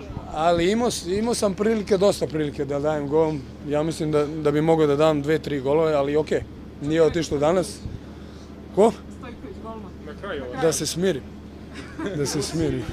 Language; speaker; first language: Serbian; early bilingual, heritage; German